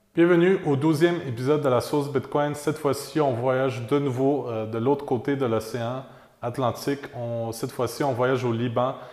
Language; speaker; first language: French; native; French